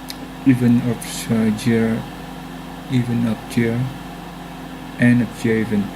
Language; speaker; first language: English; non-native, learner; Vietnamese